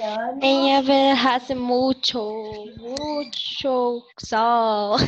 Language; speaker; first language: Spanish; non-native, learner; Portuguese